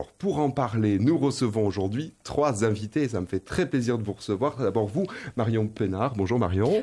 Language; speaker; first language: French; native; French